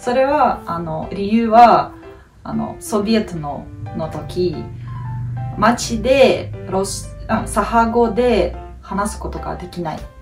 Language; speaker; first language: Japanese; non-native, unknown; Russian